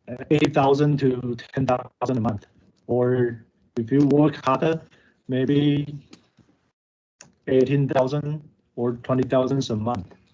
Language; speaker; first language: English; non-native, learner; Chinese